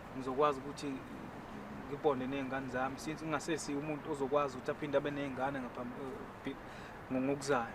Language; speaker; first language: Zulu; native; Zulu